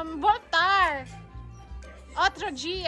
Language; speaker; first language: Portuguese; non-native, learner; Filipino